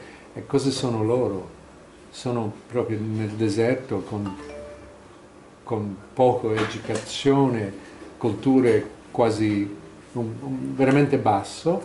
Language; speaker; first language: Italian; non-native, fluent; English